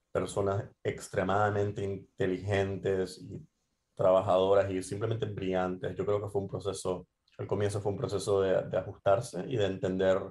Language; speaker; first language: Spanish; native; Spanish